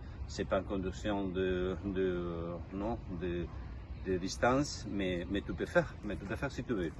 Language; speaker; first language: French; non-native, learner; Spanish